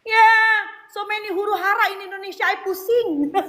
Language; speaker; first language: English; non-native, learner; Indonesian